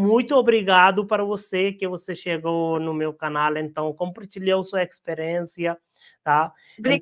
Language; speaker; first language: Portuguese; non-native, learner; Hindi